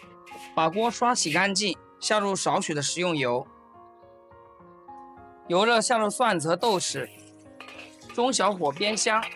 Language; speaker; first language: Chinese; native; Chinese